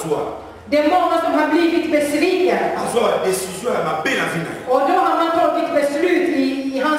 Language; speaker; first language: Swedish; non-native, fluent; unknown